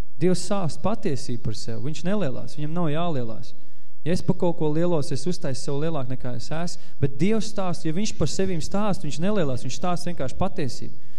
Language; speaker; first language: Latvian; native; Latvian